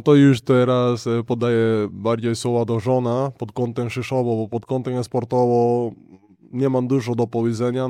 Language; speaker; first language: Polish; non-native, learner; Spanish